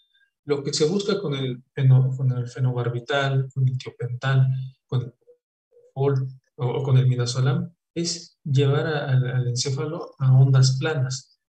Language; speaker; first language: Spanish; native; Spanish